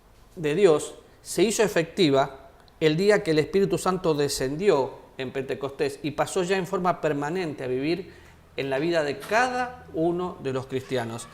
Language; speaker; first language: Spanish; native; Spanish